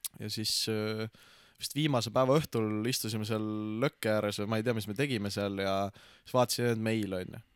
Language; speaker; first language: Estonian; native; Estonian